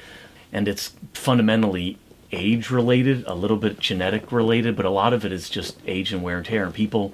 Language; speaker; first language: English; native; English